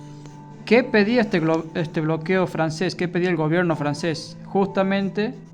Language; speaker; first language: Spanish; native; Spanish